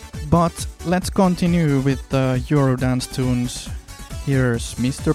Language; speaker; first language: English; non-native, fluent; Finnish